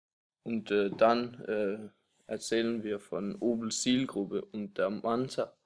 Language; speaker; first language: German; non-native, learner; Danish